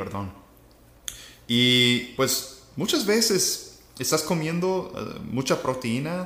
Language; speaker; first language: Spanish; non-native, fluent; English